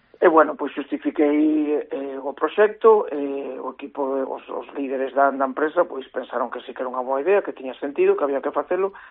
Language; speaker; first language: Galician; native; Galician